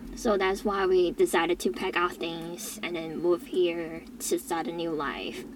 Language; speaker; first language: English; non-native, local second language; Cantonese